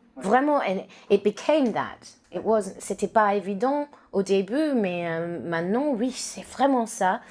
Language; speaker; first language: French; non-native, learner; English